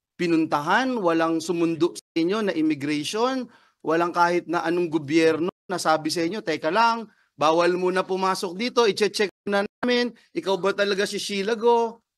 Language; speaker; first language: Filipino; native; Filipino